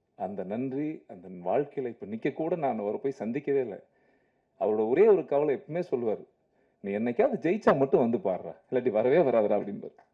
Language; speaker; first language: Tamil; native; Tamil